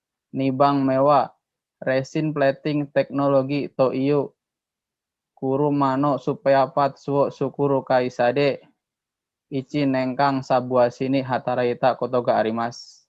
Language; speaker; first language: Japanese; non-native, learner; Indonesian